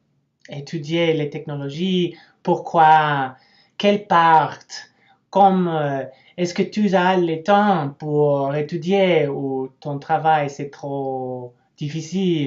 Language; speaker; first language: French; non-native, learner; English